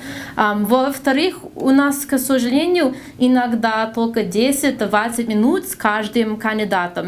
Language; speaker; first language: Russian; non-native, fluent; English